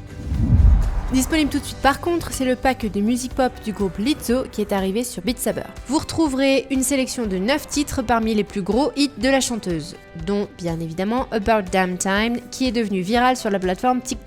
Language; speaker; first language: French; native; French